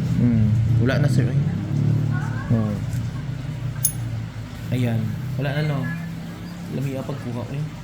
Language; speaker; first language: Filipino; non-native, local second language; Hiligaynon